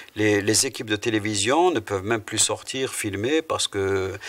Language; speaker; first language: French; non-native, local second language; Arabic